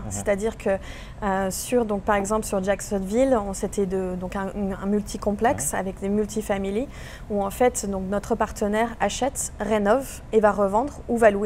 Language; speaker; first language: French; native; French